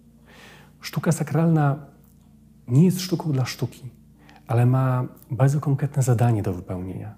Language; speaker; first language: Polish; native; Polish